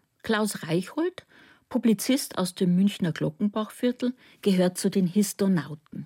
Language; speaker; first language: German; native; German